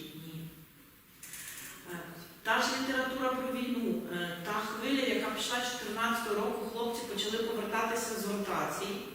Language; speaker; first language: Ukrainian; native; Ukrainian